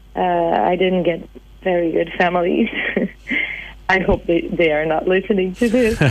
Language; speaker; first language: English; non-native, fluent; Portuguese